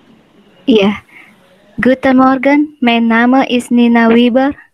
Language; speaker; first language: German; non-native, learner; Indonesian